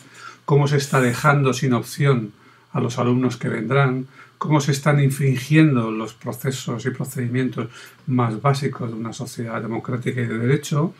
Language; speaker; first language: Spanish; native; Spanish